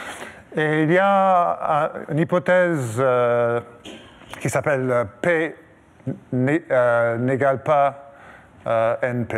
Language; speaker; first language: French; non-native, fluent; English